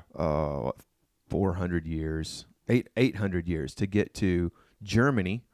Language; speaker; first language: English; native; English